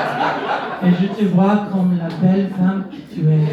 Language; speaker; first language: French; non-native, learner; English